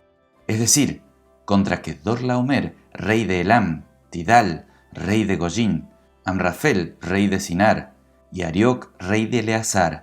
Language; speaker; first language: Spanish; native; Spanish